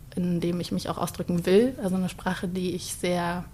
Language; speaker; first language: German; native; German